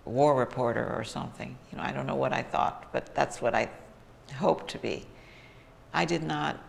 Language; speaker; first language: English; native; English